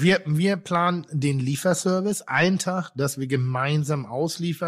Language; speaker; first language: German; native; German